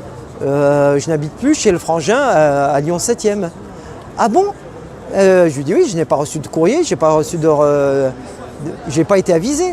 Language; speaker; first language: French; native; French